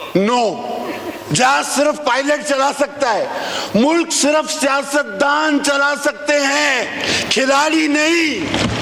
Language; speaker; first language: Urdu; non-native, local second language; Sindhi